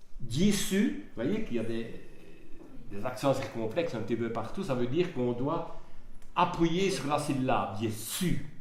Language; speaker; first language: French; non-native, local second language; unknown